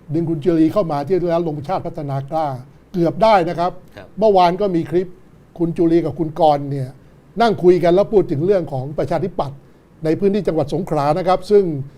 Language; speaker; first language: Thai; native; Thai